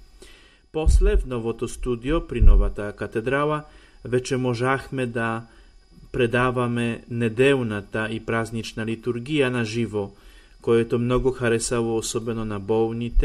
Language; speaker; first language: Bulgarian; non-native, fluent; Polish